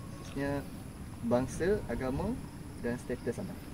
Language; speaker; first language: Malay; native; Malay